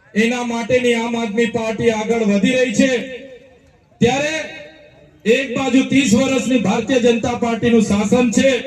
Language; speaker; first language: Gujarati; non-native, local second language; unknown